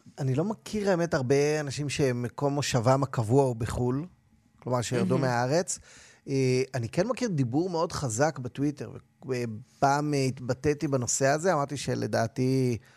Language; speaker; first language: Hebrew; native; Hebrew